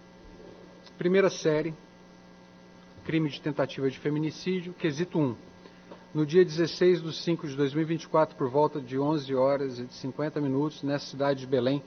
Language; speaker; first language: Portuguese; native; Portuguese